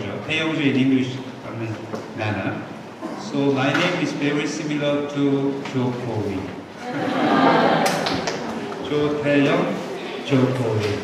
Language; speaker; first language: English; non-native, fluent; Korean